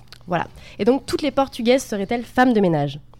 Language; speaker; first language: French; native; French